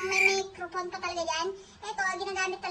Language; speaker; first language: Filipino; non-native, local second language; Iloko